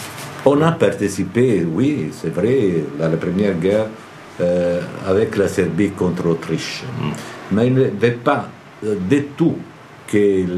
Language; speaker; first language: French; non-native, fluent; Italian